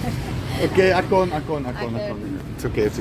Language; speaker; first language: English; non-native, fluent; Dutch